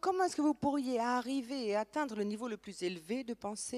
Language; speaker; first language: French; native; French